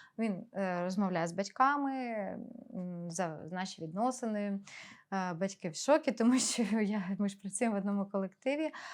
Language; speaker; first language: Ukrainian; non-native, local second language; Russian